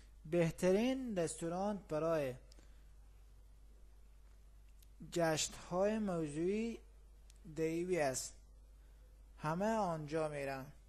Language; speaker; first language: Persian; native; Persian